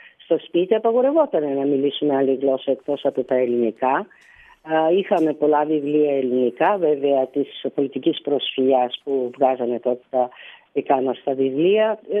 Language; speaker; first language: Greek; early bilingual, heritage; Greek